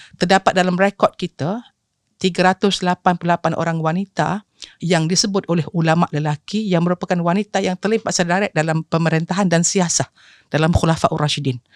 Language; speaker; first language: Malay; native; Malay